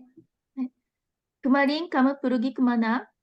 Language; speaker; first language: Indonesian; non-native, learner; Japanese